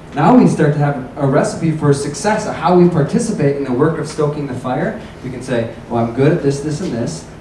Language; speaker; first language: English; native; English